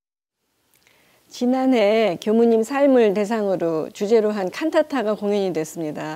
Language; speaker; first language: Korean; native; Korean